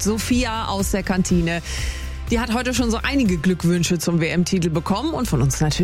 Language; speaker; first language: German; native; German